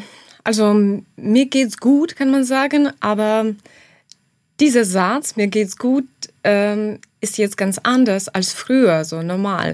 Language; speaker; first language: German; non-native, fluent; Ukrainian